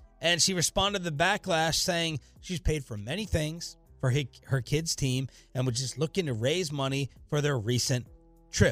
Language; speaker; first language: English; native; English